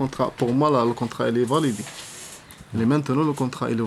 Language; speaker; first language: French; non-native, learner; Arabic